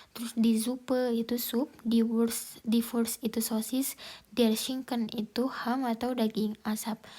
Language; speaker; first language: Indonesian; native; Indonesian